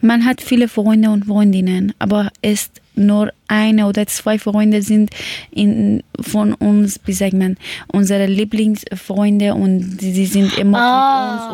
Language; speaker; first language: German; non-native, fluent; Persian